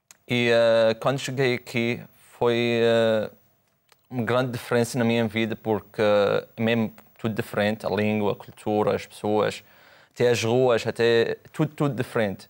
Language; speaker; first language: Portuguese; non-native, fluent; Arabic